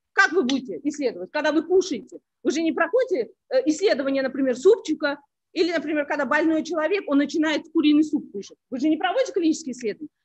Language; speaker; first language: Russian; non-native, local second language; Uzbek